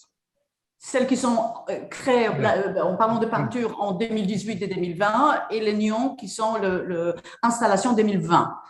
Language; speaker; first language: French; non-native, fluent; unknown